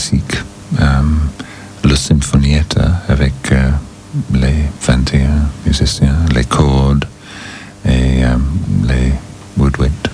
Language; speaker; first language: French; non-native, learner; English